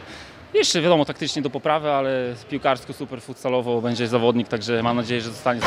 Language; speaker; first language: Polish; native; Polish